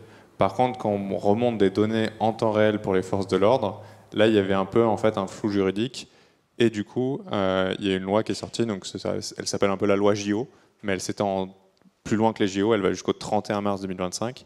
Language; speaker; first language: French; native; French